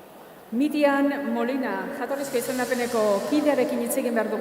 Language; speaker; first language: Basque; native; Basque